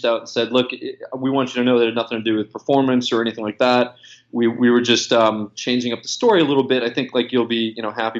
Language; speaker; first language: English; native; English